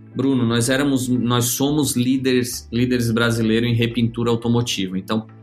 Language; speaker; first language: Portuguese; native; Portuguese